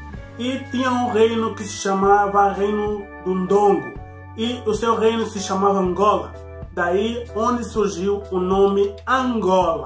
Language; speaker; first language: Portuguese; native; Portuguese